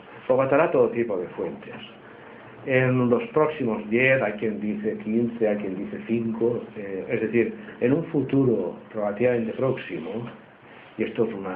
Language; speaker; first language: Spanish; native; Spanish